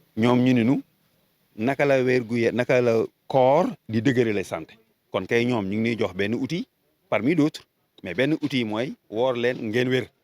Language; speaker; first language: Wolof; native; Wolof